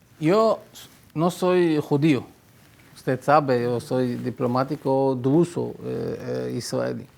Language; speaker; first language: Spanish; non-native, fluent; Hebrew